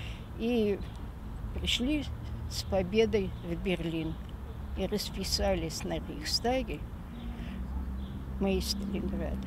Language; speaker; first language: Russian; native; Russian